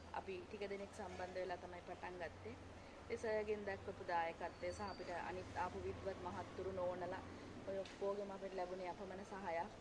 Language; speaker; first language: Sinhala; native; Sinhala